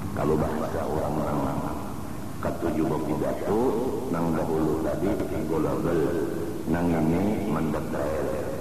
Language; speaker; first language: Malay; non-native, local second language; Banjar